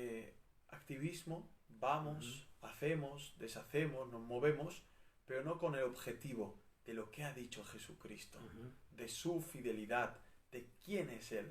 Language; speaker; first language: Spanish; native; Spanish